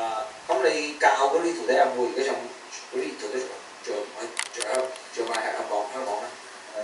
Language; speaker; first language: Cantonese; early bilingual, heritage; Cantonese